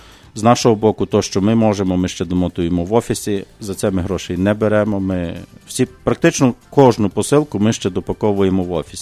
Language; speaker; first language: Ukrainian; native; Ukrainian